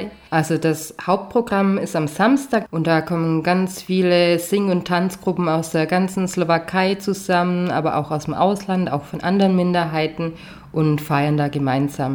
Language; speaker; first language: German; native; German